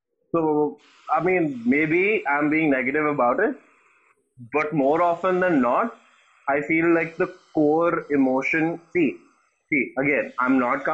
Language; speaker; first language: English; non-native, local second language; Hindi